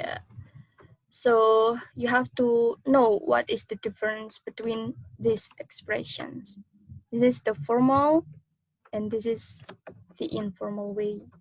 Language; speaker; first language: English; non-native, learner; Indonesian